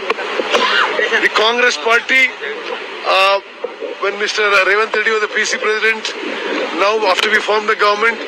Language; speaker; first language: English; non-native, local second language; Telugu